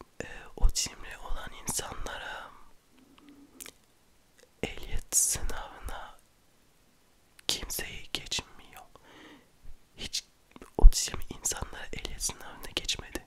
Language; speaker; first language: Turkish; early bilingual, heritage; French